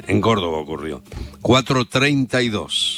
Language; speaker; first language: Spanish; native; Spanish